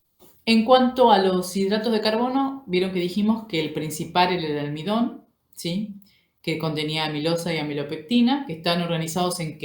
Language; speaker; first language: Spanish; native; Spanish